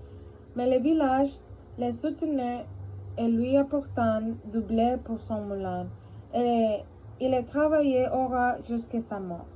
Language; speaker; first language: French; non-native, learner; Spanish